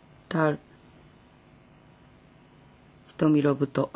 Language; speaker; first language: Korean; non-native, fluent; Japanese